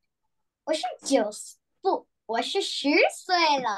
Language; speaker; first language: Chinese; non-native, learner; Vietnamese